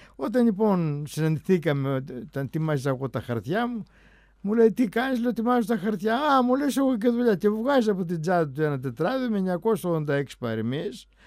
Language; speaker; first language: Greek; native; Greek